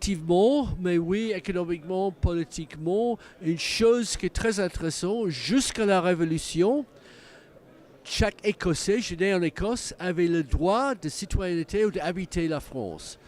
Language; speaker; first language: French; non-native, fluent; English